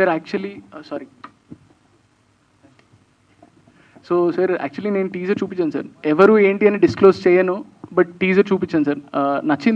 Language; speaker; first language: Telugu; native; Telugu